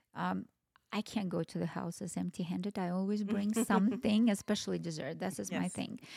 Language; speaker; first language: English; non-native, fluent; Russian